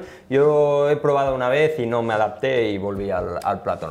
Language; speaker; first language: Spanish; native; Spanish